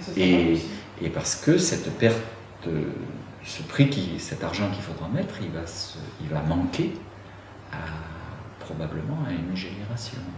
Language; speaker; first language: French; native; French